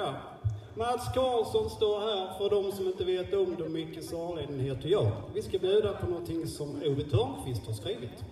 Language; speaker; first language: Swedish; native; Swedish